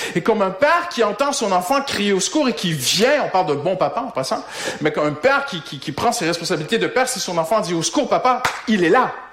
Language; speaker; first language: French; native; French